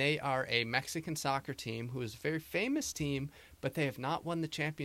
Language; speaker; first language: English; native; English